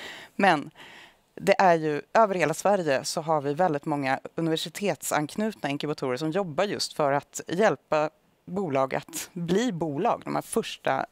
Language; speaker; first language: Swedish; native; Swedish